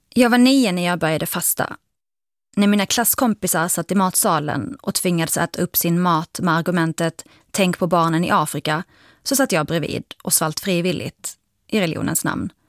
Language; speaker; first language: Swedish; early bilingual, other home language; Arabic